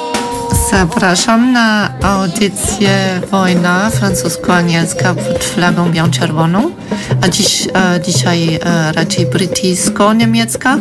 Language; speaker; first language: Polish; non-native, fluent; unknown